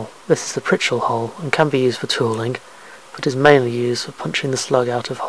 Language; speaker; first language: English; native; English